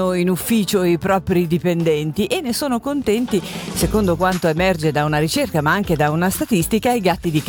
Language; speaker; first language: Italian; native; Italian